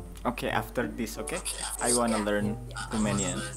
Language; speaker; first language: English; non-native, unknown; Indonesian